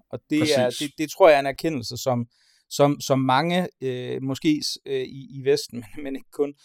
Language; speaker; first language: Danish; native; Danish